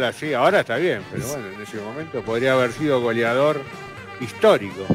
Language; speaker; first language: Spanish; native; Spanish